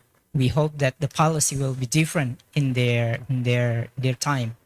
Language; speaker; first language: English; non-native, fluent; Indonesian